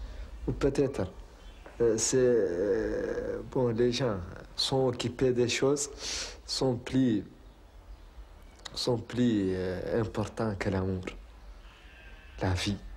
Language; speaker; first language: French; non-native, learner; Arabic